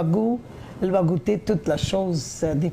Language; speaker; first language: French; non-native, learner; Bangla